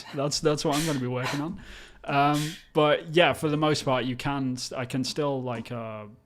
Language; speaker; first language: English; native; English